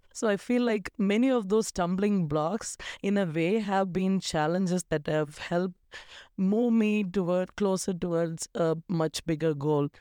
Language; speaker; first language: English; non-native, local second language; Malayalam